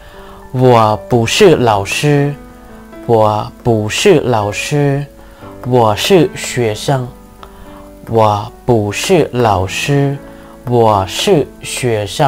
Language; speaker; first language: Chinese; non-native, fluent; Khmer